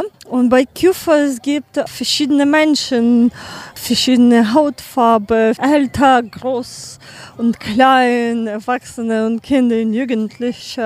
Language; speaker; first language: German; non-native, learner; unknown